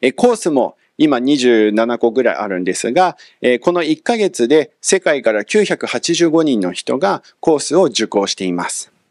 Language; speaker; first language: Japanese; early bilingual, other home language; English